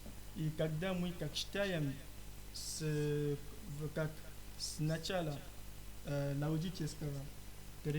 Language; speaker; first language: Russian; non-native, learner; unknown